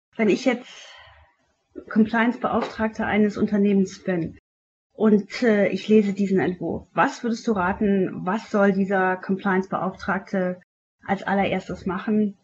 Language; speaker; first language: German; native; German